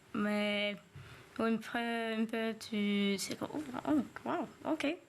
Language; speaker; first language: French; non-native, learner; Swedish